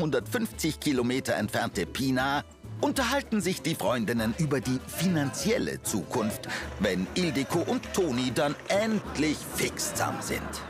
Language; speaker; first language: German; native; German